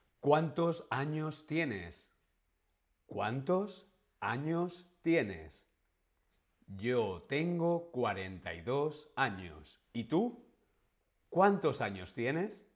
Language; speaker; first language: Spanish; native; Spanish